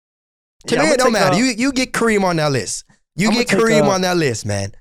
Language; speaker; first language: English; native; English